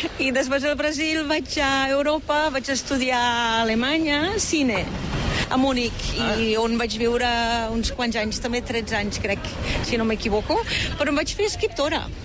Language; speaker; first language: Catalan; non-native, fluent; German